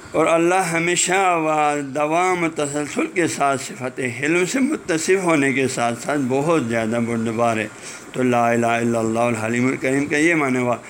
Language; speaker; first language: Urdu; non-native, local second language; Balti